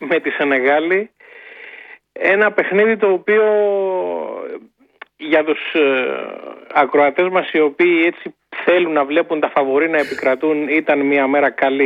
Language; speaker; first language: Greek; native; Greek